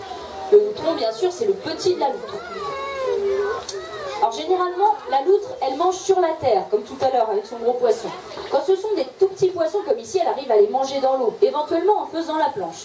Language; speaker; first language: French; native; French